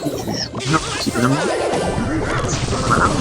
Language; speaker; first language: French; native; French